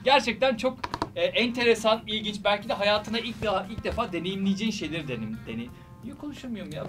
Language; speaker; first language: Turkish; native; Turkish